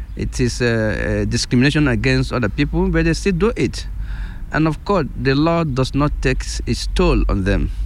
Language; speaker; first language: English; non-native, local second language; Igbo